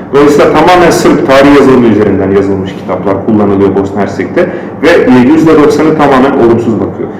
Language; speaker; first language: Turkish; non-native, fluent; Bosnian